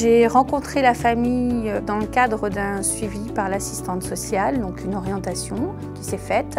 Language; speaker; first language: French; native; French